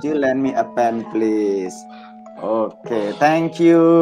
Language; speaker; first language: English; non-native, learner; Indonesian